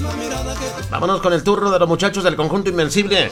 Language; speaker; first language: Spanish; native; Spanish